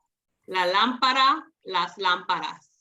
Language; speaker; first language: Spanish; non-native, fluent; English